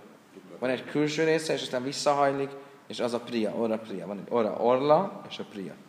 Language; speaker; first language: Hungarian; native; Hungarian